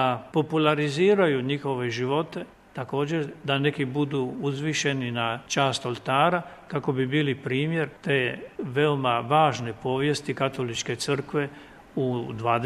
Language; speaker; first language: Croatian; native; Croatian